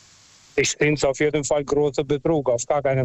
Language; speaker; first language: German; non-native, fluent; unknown